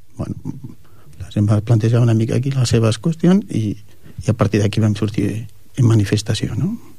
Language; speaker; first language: Catalan; non-native, local second language; Spanish